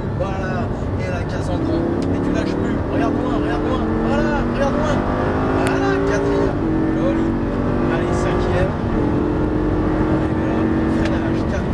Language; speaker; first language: French; native; French